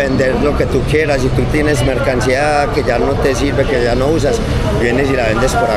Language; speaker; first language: Spanish; native; Spanish